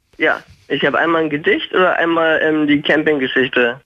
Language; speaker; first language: German; native; German